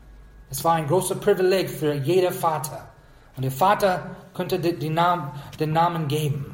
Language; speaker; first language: German; non-native, fluent; English